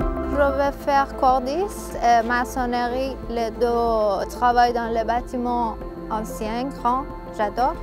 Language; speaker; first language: French; non-native, learner; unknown